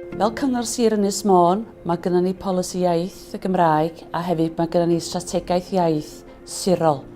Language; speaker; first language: Welsh; native; Welsh